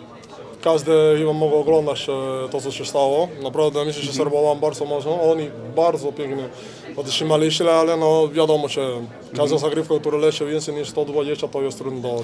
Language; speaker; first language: Polish; non-native, learner; Spanish